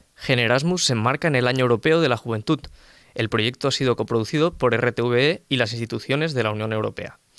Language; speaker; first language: Spanish; native; Spanish